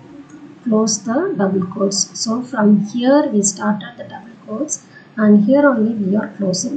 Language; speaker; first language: English; non-native, local second language; Tamil